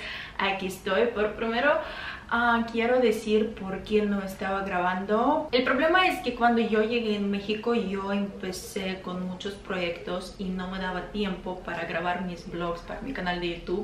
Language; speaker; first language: Spanish; non-native, fluent; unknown